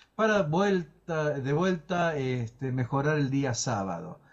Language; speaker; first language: Spanish; native; Spanish